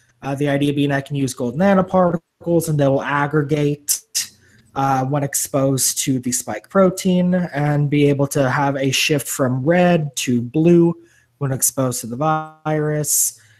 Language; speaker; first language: English; native; English